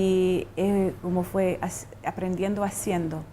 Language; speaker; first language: Spanish; non-native, fluent; English